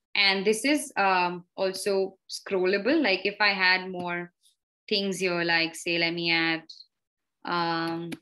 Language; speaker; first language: English; non-native, local second language; Hindi